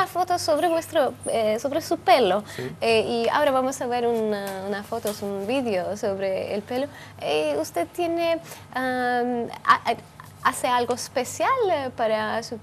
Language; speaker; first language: Spanish; non-native, fluent; Turkish